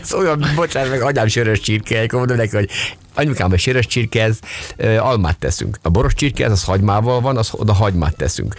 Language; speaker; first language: Hungarian; native; Hungarian